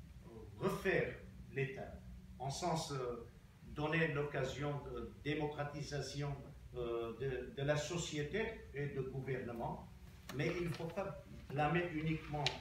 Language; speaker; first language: French; non-native, local second language; Armenian